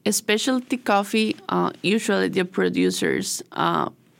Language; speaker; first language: English; non-native, learner; Spanish